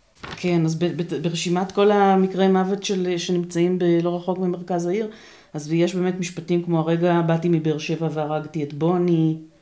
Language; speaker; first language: Hebrew; native; Hebrew